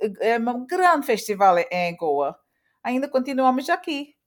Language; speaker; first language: Portuguese; early bilingual, heritage; Portuguese